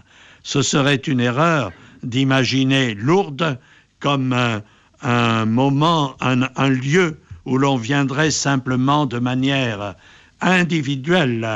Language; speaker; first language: French; native; French